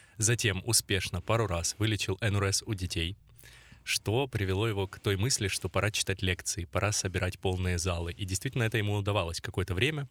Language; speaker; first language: Russian; native; Russian